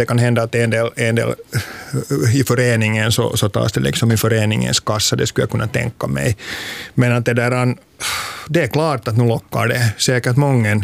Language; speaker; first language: Swedish; native; Swedish